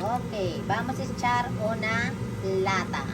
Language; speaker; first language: Spanish; non-native, learner; Filipino